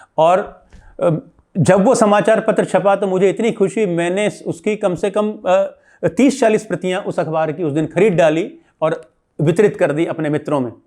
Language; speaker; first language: Hindi; native; Hindi